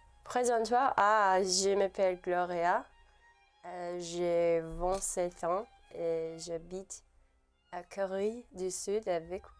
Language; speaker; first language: French; non-native, learner; English